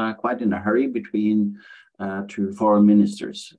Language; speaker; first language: English; non-native, fluent; Norwegian